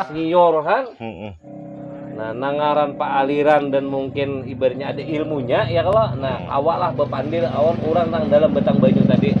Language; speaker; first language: Indonesian; non-native, local second language; Banjar